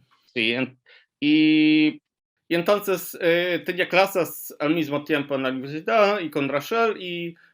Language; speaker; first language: Spanish; non-native, learner; Polish